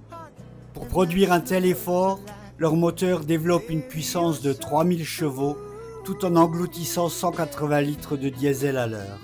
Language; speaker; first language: French; native; French